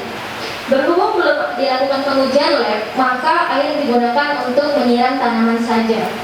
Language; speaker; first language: Indonesian; native; Indonesian